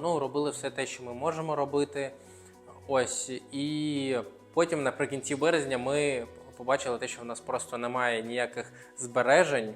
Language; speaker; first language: Ukrainian; non-native, local second language; Russian